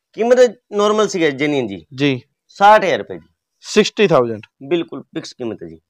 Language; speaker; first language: Hindi; native; Hindi